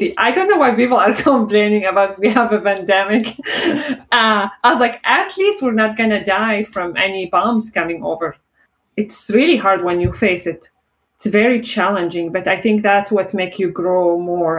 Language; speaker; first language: English; non-native, fluent; Arabic